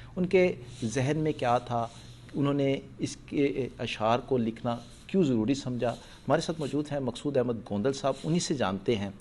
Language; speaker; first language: Urdu; non-native, local second language; Punjabi